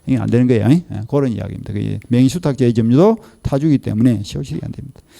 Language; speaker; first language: Korean; native; Korean